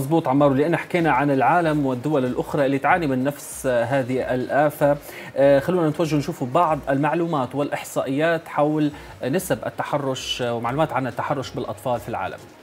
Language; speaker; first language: Arabic; native; Arabic